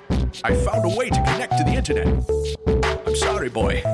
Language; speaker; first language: English; native; English